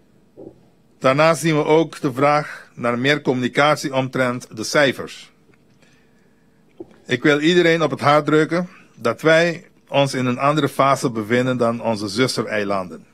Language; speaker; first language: Dutch; native; Dutch